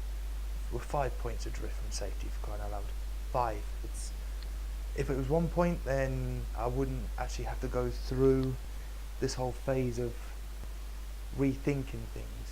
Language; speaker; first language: English; native; English